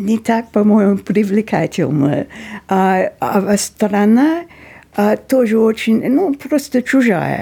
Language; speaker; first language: Russian; non-native, fluent; English